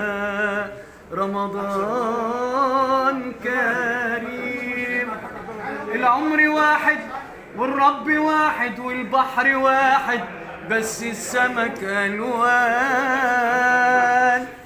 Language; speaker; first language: Arabic; native; Arabic